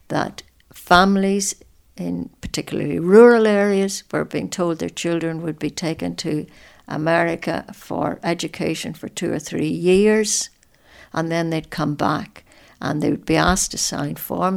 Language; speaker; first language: English; native; English